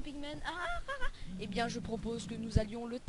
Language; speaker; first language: French; native; French